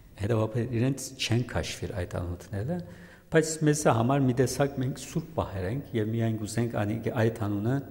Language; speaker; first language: Armenian; native; Armenian